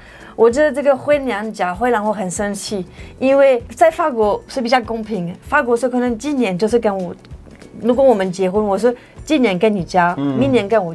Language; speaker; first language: Chinese; non-native, fluent; French